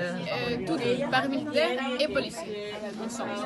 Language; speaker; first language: French; early bilingual, heritage; Spanish